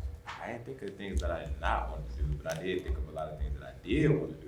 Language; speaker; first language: English; native; English